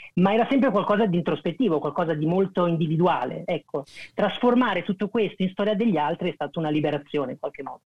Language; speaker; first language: Italian; native; Italian